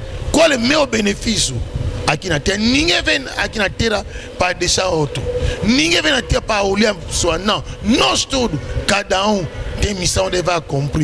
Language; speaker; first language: Portuguese; non-native, learner; Lingala